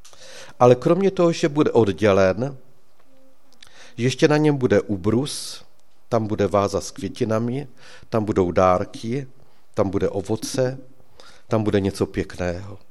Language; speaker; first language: Czech; native; Czech